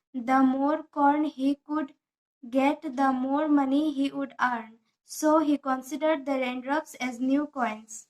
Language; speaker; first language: English; non-native, local second language; Assamese